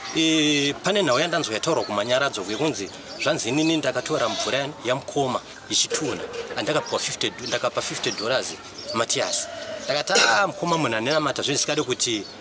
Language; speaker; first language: Shona; native; Shona